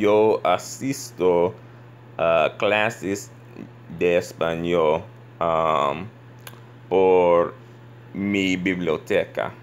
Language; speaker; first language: Spanish; non-native, learner; English